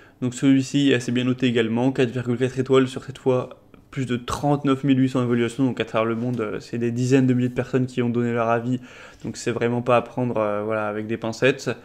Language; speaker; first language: French; native; French